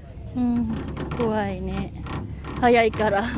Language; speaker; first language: Japanese; non-native, learner; Filipino